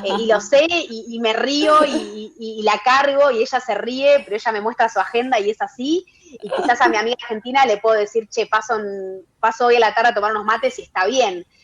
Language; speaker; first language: Spanish; native; Spanish